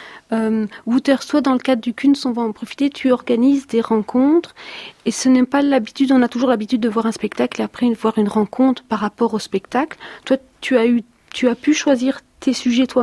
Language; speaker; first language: French; native; French